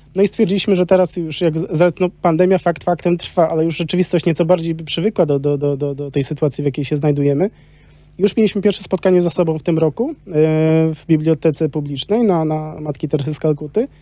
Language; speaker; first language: Polish; native; Polish